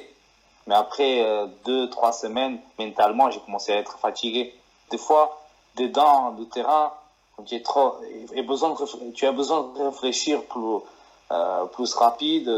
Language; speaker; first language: French; non-native, fluent; Portuguese